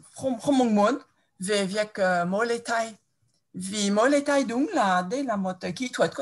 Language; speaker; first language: Vietnamese; non-native, fluent; French